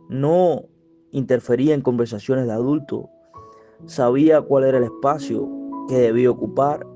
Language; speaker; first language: Spanish; native; Spanish